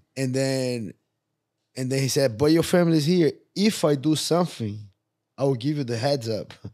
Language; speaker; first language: English; non-native, fluent; Portuguese